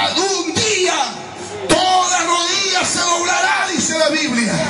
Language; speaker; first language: Spanish; native; Spanish